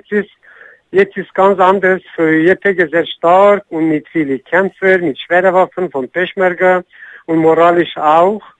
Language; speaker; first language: German; non-native, learner; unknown